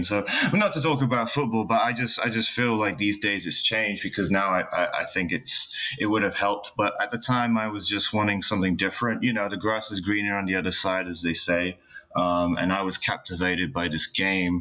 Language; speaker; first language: English; native; English